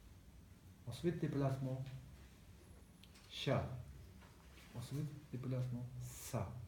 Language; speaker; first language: French; non-native, learner; Tibetan